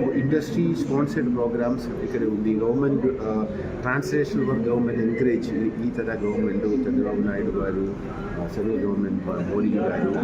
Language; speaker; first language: Telugu; non-native, learner; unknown